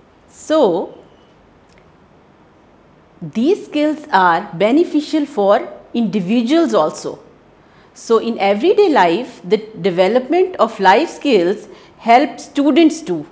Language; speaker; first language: English; non-native, local second language; Hindi